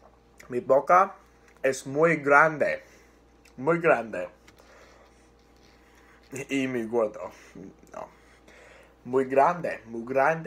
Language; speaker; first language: Spanish; non-native, learner; English